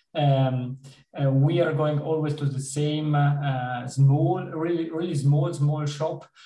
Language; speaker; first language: English; non-native, fluent; Italian